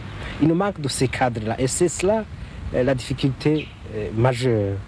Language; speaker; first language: French; non-native, local second language; Rundi